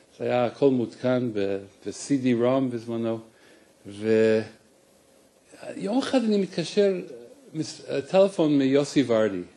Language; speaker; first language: Hebrew; non-native, fluent; English